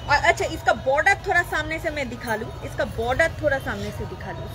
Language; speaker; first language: Hindi; non-native, local second language; Bangla